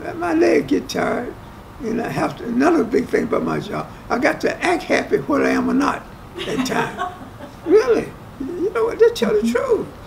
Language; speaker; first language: English; native; English